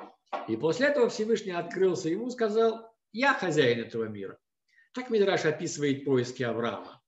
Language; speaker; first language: Russian; native; Russian